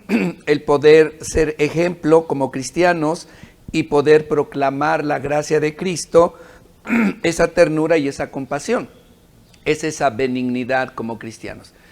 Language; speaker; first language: Spanish; native; Spanish